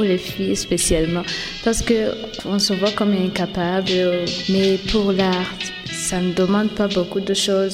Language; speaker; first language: French; non-native, local second language; Rundi